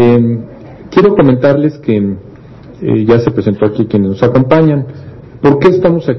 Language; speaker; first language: Spanish; native; Spanish